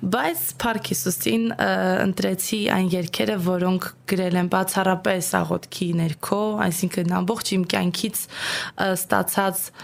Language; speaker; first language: Armenian; native; Armenian